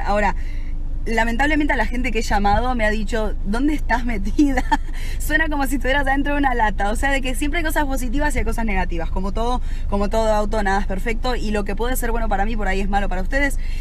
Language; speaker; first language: Spanish; early bilingual, heritage; Spanish